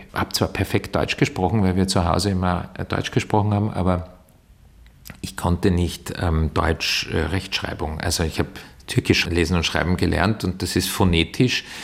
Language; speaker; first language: German; early bilingual, heritage; German